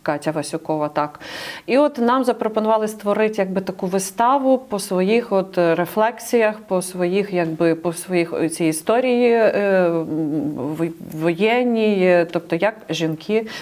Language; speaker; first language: Ukrainian; native; Ukrainian